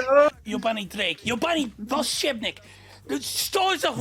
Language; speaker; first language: Russian; non-native, learner; English